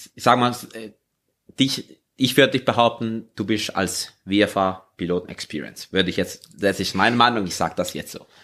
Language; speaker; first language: German; native; German